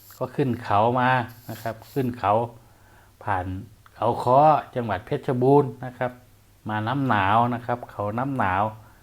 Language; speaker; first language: Thai; non-native, local second language; Northeastern Thai